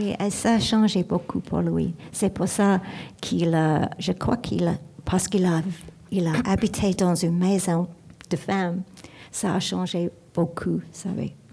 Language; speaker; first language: French; non-native, learner; English